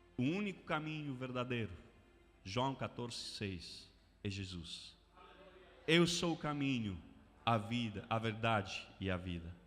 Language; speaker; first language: Portuguese; non-native, fluent; Romanian